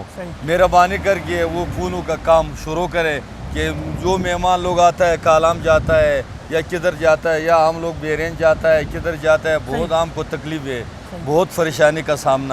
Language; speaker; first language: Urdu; non-native, local second language; Pashto